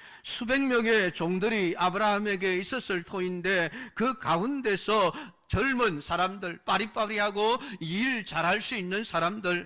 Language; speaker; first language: Korean; native; Korean